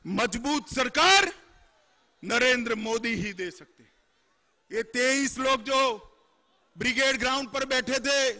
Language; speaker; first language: Hindi; non-native, local second language; Gujarati